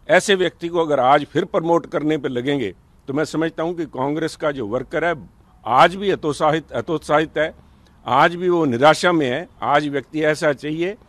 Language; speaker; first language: Hindi; non-native, local second language; Punjabi